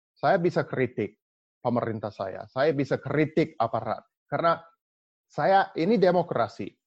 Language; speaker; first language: Indonesian; non-native, fluent; English